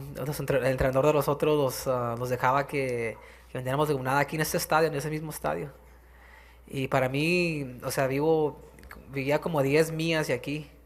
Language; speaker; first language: Spanish; early bilingual, heritage; Spanish